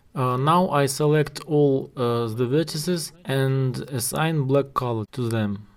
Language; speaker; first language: English; non-native, learner; Russian